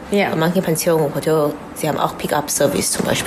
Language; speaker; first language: German; non-native, learner; Chinese